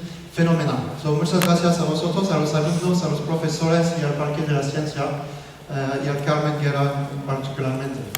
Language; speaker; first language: Spanish; non-native, learner; French